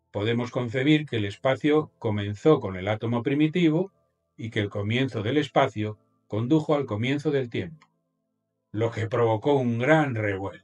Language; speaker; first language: Spanish; native; Spanish